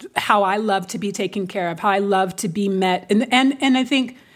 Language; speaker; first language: English; native; English